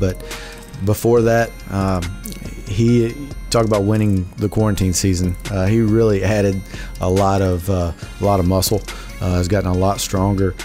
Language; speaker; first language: English; native; English